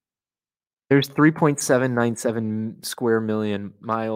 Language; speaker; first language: English; native; English